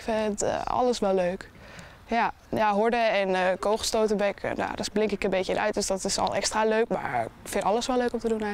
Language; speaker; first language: Dutch; native; Dutch